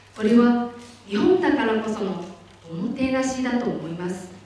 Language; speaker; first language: Japanese; non-native, fluent; Chinese